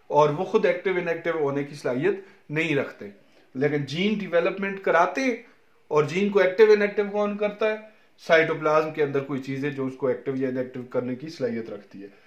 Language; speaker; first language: Urdu; non-native, local second language; Punjabi